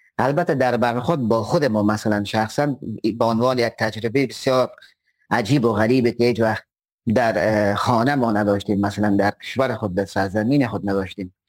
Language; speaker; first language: Persian; native; Persian